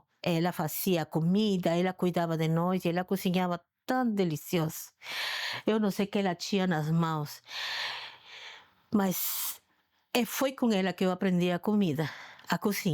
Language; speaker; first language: Portuguese; non-native, fluent; Spanish